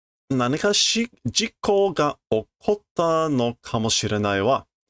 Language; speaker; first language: Japanese; non-native, learner; English